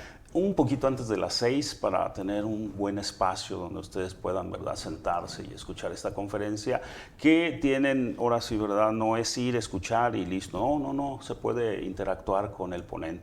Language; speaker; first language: Spanish; native; Spanish